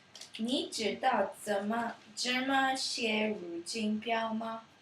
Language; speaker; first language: Chinese; non-native, learner; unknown